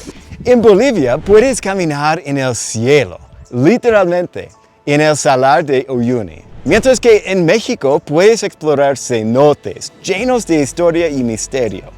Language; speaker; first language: Spanish; non-native, fluent; English